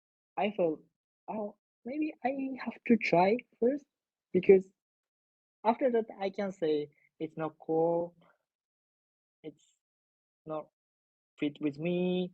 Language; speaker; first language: English; non-native, learner; Japanese